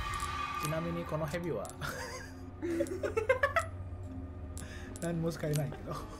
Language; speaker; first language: Japanese; non-native, fluent; Indonesian